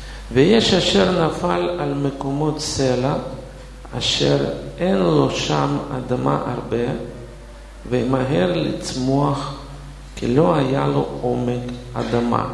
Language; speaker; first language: Hebrew; non-native, fluent; Russian